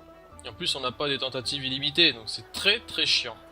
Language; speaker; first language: French; native; French